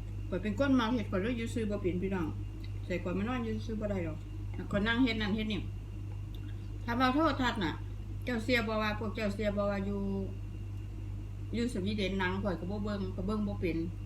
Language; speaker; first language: Thai; non-native, local second language; Northeastern Thai